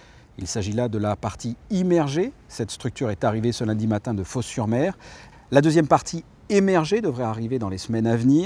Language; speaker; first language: French; native; French